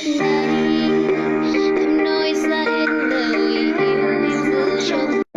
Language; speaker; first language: Vietnamese; non-native, local second language; Hmong